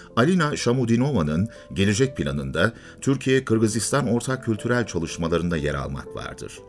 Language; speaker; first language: Turkish; native; Turkish